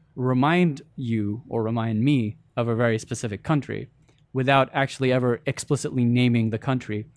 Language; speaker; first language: English; early bilingual, other home language; Arabic